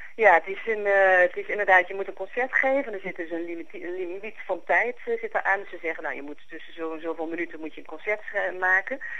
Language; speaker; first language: Dutch; native; Dutch